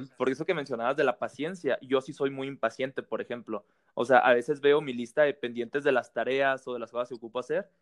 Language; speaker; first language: Spanish; native; Spanish